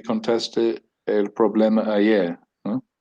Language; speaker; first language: Spanish; non-native, learner; English